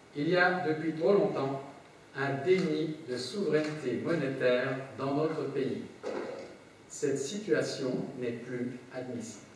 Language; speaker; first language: French; native; French